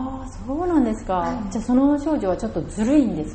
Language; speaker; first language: Japanese; native; Japanese